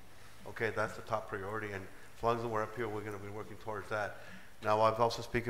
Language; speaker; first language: English; native; English